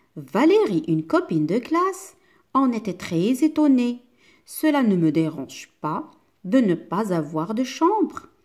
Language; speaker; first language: French; non-native, local second language; Arabic